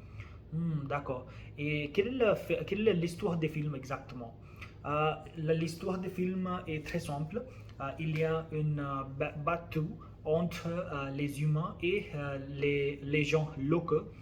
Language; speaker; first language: French; non-native, learner; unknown